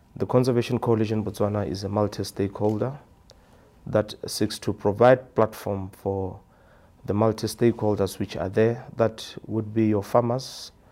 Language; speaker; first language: English; non-native, local second language; Tswana